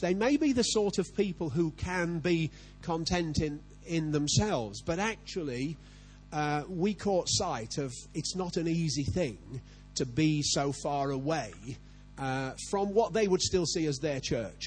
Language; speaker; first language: English; native; English